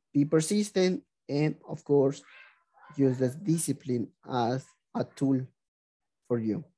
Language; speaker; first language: English; non-native, fluent; Spanish